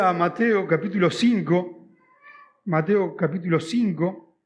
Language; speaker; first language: Spanish; native; Spanish